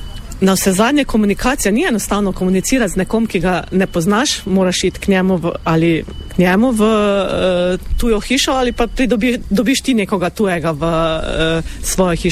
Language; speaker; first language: Slovenian; native; Slovenian